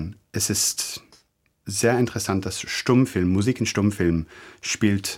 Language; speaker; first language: German; non-native, fluent; English